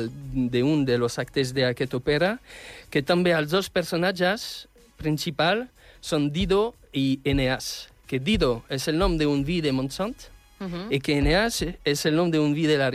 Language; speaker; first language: Catalan; non-native, fluent; French